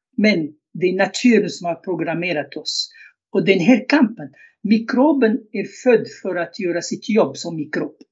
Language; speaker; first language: Swedish; non-native, fluent; Arabic